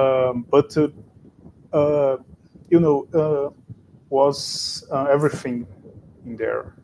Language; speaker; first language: English; non-native, fluent; Portuguese